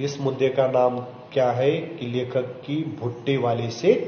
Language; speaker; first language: Hindi; non-native, local second language; Marathi